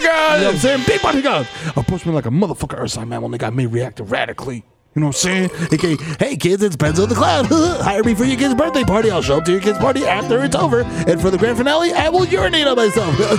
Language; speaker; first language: English; early bilingual, other home language; Spanish